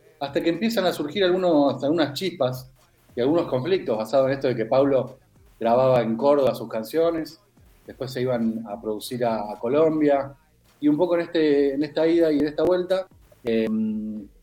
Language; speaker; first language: Spanish; native; Spanish